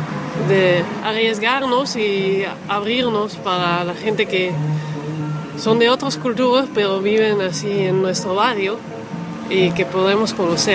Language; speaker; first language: Spanish; non-native, fluent; Dutch